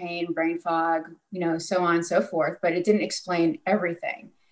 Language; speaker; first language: English; native; English